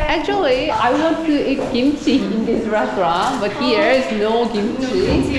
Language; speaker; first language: English; non-native, learner; Korean